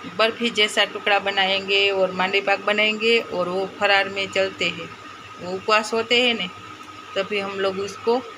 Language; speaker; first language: Hindi; non-native, local second language; Gujarati